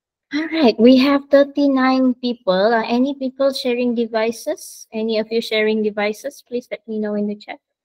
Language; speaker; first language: English; non-native, local second language; Malay